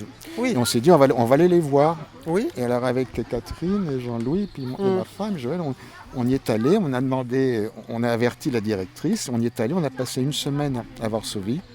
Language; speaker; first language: French; native; French